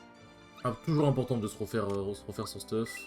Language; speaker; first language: French; native; French